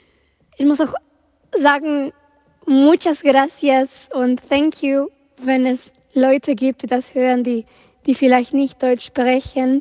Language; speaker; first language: German; non-native, fluent; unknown